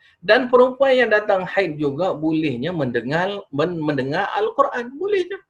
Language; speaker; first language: Malay; native; Malay